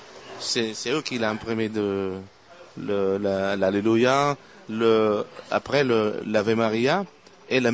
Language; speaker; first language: French; non-native, fluent; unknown